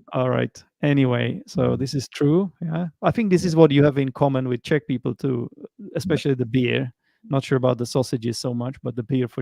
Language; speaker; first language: English; non-native, fluent; Czech